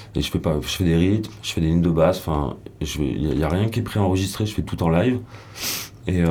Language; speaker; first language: French; native; French